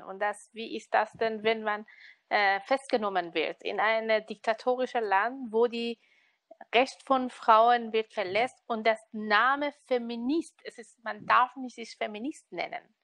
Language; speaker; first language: German; non-native, learner; Persian